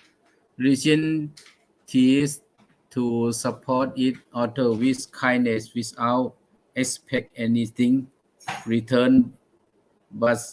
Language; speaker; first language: English; non-native, learner; Thai